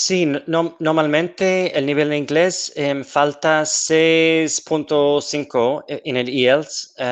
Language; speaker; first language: Spanish; non-native, fluent; English